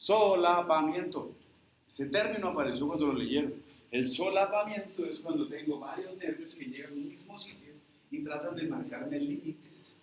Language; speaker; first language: Spanish; native; Spanish